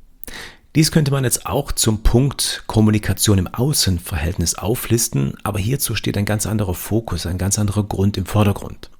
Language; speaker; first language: German; native; German